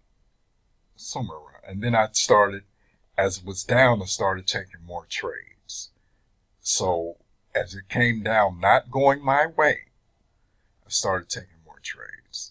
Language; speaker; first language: English; native; English